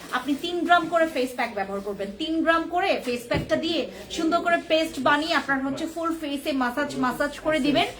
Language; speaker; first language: Bangla; native; Bangla